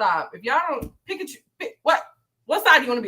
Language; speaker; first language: English; native; English